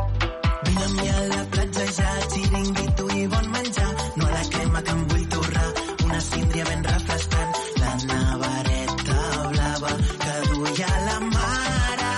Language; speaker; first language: Catalan; native; Catalan